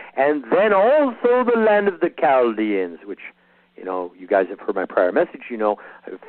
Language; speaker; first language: English; native; English